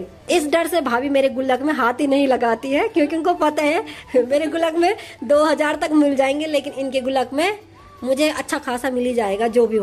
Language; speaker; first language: Hindi; native; Hindi